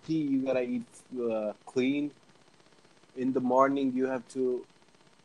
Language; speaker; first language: English; native; English